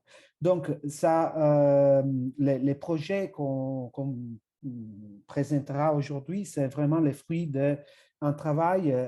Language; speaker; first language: French; non-native, fluent; Italian